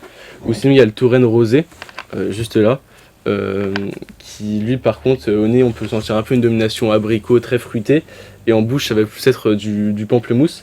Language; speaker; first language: French; native; French